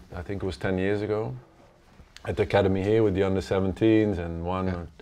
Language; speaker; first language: English; non-native, fluent; Dutch